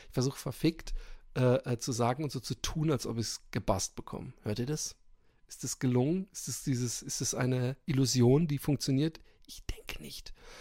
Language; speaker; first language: German; native; German